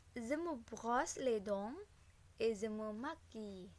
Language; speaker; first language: French; non-native, learner; Indonesian